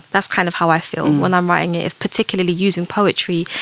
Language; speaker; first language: English; native; English